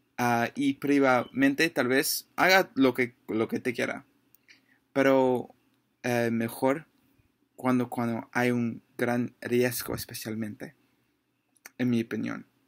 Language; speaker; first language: Spanish; non-native, learner; English